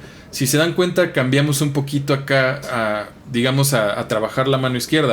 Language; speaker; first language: Spanish; native; Spanish